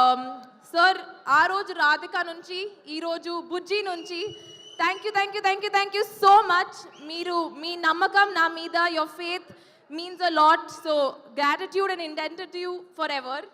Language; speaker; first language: Telugu; non-native, local second language; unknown